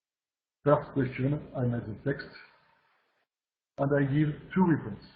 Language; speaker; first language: English; non-native, learner; French